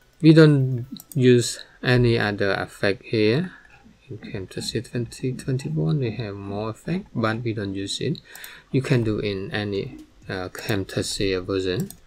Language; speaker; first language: English; non-native, learner; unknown